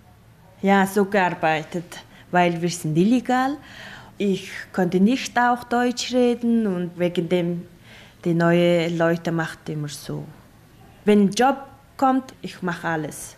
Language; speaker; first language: German; non-native, learner; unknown